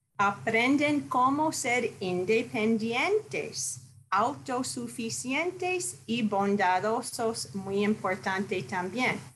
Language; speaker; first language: Spanish; non-native, fluent; English